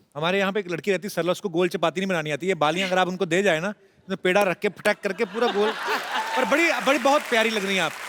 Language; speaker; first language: Hindi; non-native, local second language; Punjabi